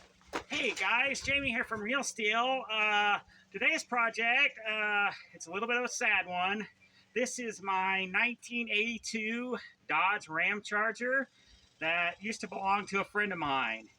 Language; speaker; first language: English; native; English